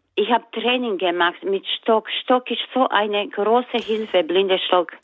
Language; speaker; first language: German; non-native, learner; Croatian